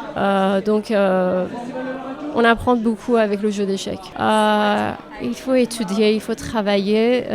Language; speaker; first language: French; non-native, fluent; Persian